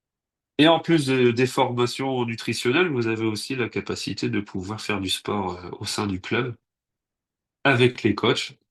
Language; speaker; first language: French; native; French